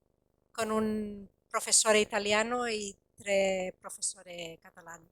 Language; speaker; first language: Italian; non-native, fluent; Catalan